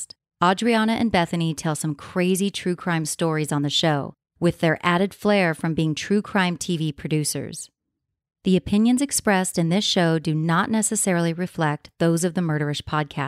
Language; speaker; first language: English; native; English